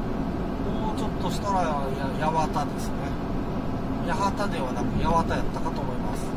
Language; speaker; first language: Japanese; native; Japanese